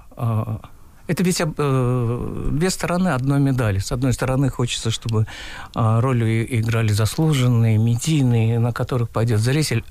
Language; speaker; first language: Russian; non-native, local second language; Uzbek